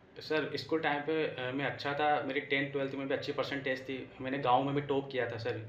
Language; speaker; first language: Hindi; native; Hindi